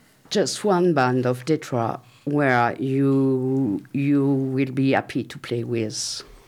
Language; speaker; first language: English; non-native, learner; French